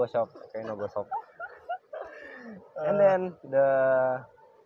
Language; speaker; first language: English; non-native, learner; Indonesian